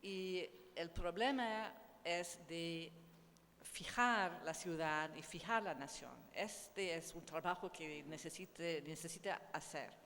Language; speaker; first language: Spanish; non-native, learner; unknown